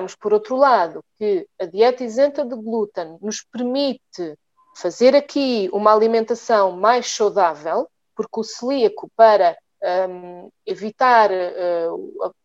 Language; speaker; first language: Portuguese; native; Portuguese